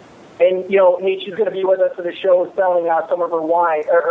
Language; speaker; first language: English; native; English